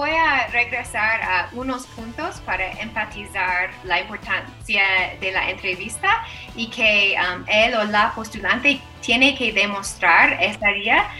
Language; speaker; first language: Spanish; non-native, fluent; English